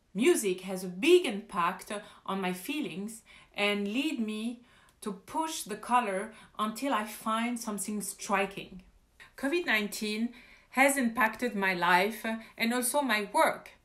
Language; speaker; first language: English; non-native, fluent; French